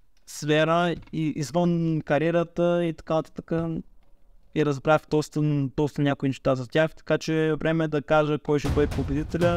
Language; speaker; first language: Bulgarian; native; Bulgarian